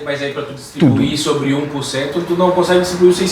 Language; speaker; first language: Portuguese; native; Portuguese